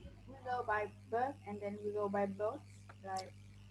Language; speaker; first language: English; non-native, learner; Vietnamese